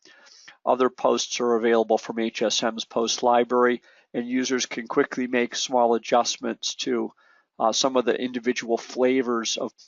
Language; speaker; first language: English; native; English